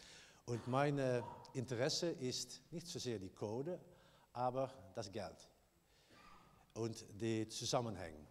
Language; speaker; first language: German; non-native, learner; Dutch